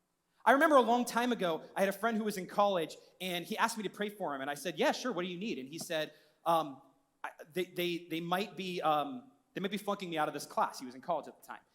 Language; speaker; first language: English; native; English